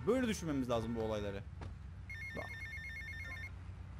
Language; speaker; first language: Turkish; native; Turkish